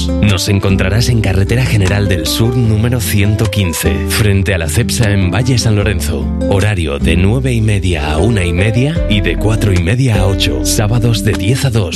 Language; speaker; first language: Spanish; native; Spanish